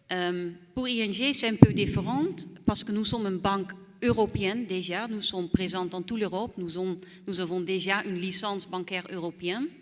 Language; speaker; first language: French; non-native, fluent; Dutch